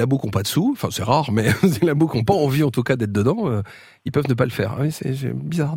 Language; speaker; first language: French; native; French